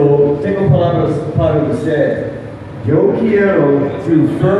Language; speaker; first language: Spanish; non-native, learner; English